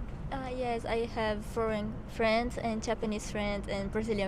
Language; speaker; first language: English; non-native, local second language; Portuguese